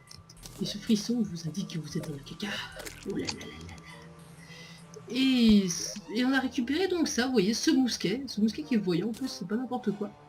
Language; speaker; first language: French; native; French